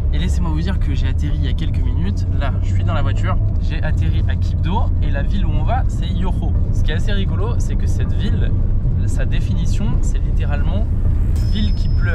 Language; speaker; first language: French; native; French